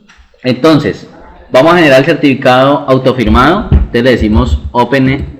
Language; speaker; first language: Spanish; native; Spanish